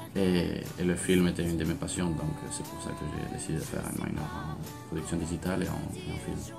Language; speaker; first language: French; non-native, fluent; Spanish